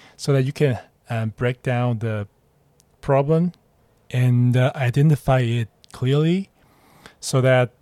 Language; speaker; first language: English; non-native, fluent; Chinese